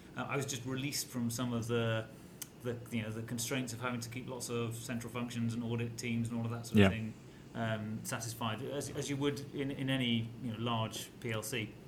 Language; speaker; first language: English; native; English